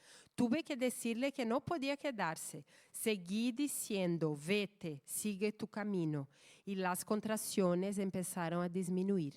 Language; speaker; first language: Spanish; non-native, fluent; Portuguese